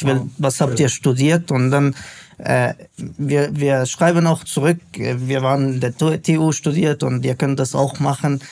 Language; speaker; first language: German; non-native, fluent; Arabic